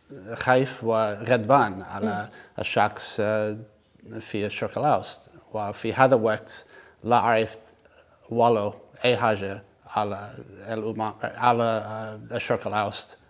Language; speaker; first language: Arabic; non-native, learner; English